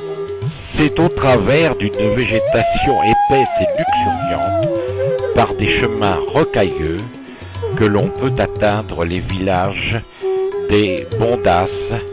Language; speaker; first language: French; native; French